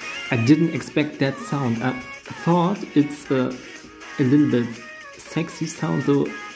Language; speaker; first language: English; non-native, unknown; German